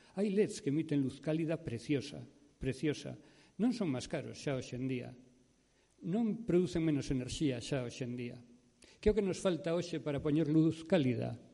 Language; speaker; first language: Galician; native; Galician